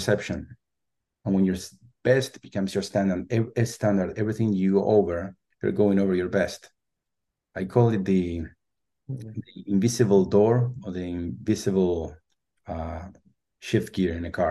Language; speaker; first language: English; non-native, fluent; Spanish